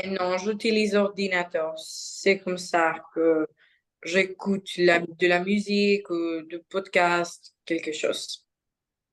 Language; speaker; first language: French; non-native, learner; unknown